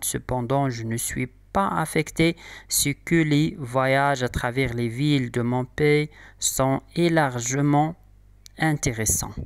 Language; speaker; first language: French; non-native, local second language; Arabic